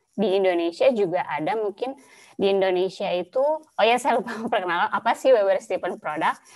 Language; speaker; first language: Indonesian; native; Indonesian